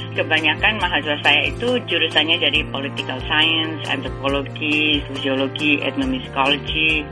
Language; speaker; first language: Indonesian; native; Indonesian